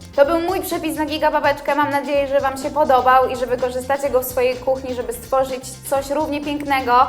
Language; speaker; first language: Polish; native; Polish